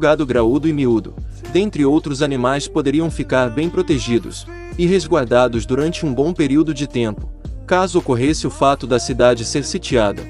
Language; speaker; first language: Portuguese; native; Portuguese